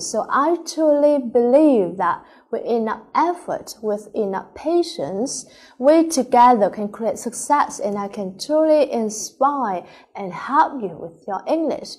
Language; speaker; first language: English; non-native, fluent; Vietnamese